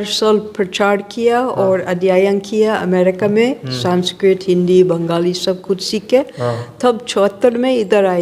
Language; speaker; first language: Hindi; non-native, fluent; English